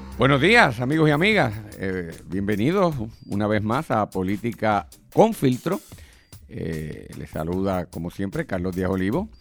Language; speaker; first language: Spanish; native; Spanish